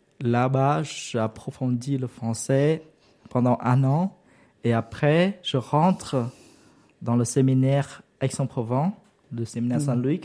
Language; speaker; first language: French; non-native, learner; Vietnamese